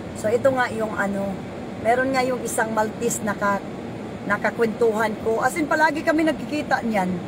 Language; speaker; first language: Filipino; non-native, local second language; Cebuano